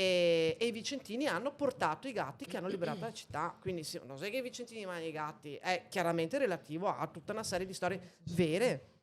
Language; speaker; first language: Italian; native; Italian